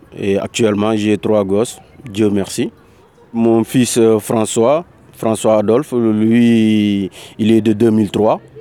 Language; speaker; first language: French; non-native, local second language; Wolof